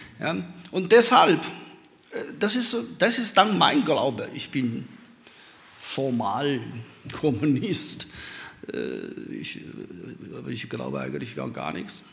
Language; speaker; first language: German; non-native, fluent; Chinese